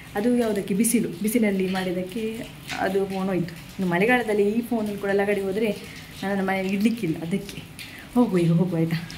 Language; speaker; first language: Kannada; non-native, local second language; Tulu